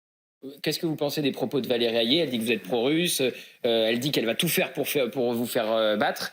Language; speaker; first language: French; native; French